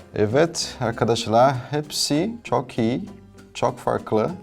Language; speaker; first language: Turkish; non-native, learner; Portuguese